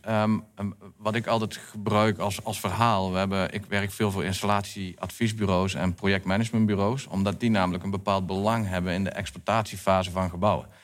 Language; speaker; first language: Dutch; native; Dutch